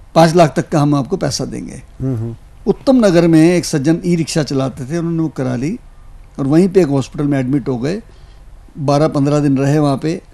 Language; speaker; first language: Hindi; native; Hindi